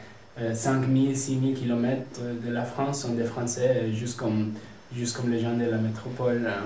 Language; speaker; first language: French; non-native, fluent; Spanish